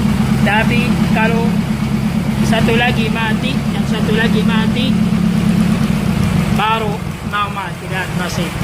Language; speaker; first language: Indonesian; non-native, learner; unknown